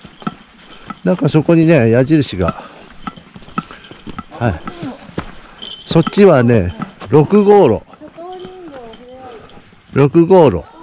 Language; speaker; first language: Japanese; native; Japanese